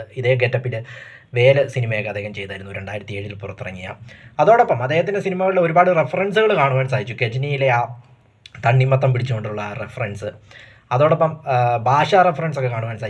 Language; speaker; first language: Malayalam; native; Malayalam